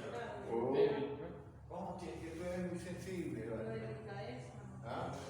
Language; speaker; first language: Spanish; native; Spanish